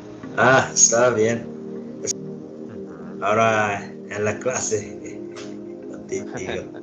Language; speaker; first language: Spanish; non-native, learner; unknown